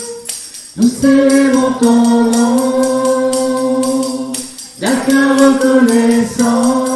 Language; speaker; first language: French; native; French